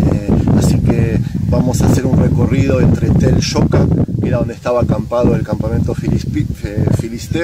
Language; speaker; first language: Spanish; native; Spanish